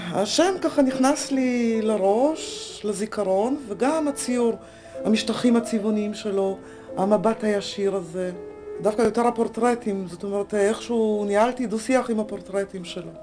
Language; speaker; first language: Hebrew; native; Hebrew